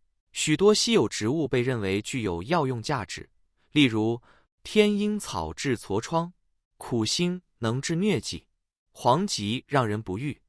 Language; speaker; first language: Chinese; native; Chinese